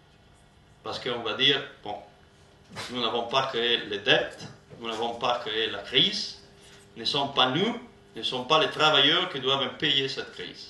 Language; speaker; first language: French; non-native, learner; Italian